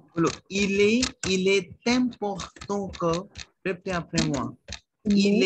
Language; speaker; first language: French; non-native, fluent; Hindi